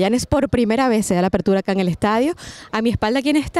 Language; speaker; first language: Spanish; native; Spanish